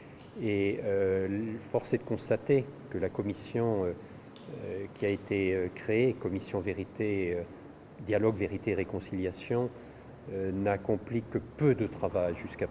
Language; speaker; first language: French; native; French